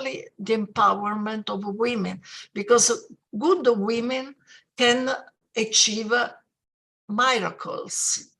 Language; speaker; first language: English; non-native, fluent; Italian